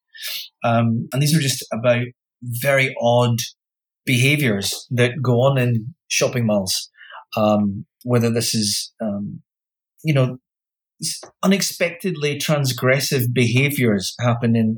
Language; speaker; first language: English; native; English